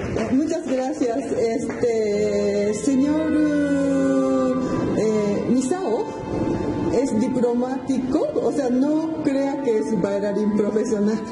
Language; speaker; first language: Spanish; non-native, fluent; Japanese